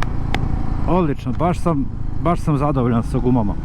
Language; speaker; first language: Serbian; native; Serbian